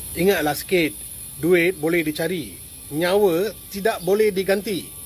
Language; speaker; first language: Malay; non-native, local second language; Tamil